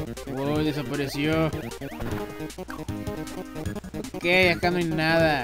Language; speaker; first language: Spanish; native; Spanish